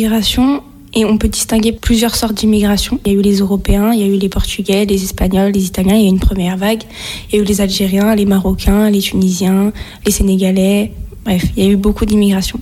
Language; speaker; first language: French; native; French